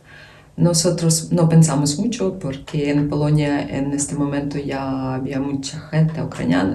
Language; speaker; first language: Spanish; non-native, learner; Ukrainian